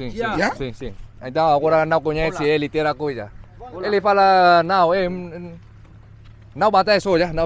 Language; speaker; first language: Portuguese; non-native, learner; Vietnamese